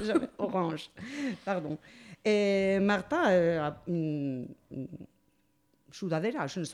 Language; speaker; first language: French; non-native, learner; Spanish